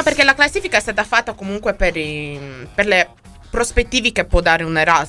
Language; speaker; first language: Italian; native; Italian